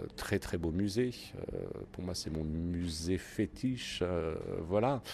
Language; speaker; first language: French; native; French